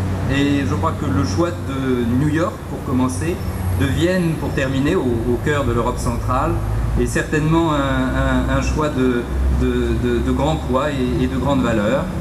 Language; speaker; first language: French; native; French